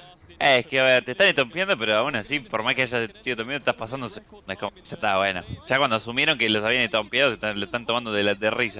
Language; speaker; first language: Spanish; native; Spanish